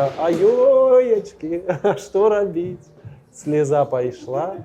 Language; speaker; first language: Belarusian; non-native, local second language; Russian